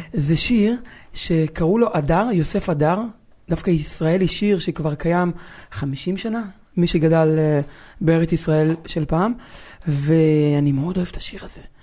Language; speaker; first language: Hebrew; native; Hebrew